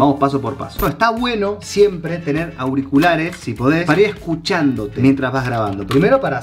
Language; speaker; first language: Spanish; native; Spanish